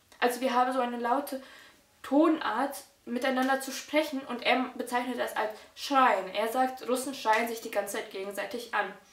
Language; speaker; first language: German; early bilingual, other home language; Russian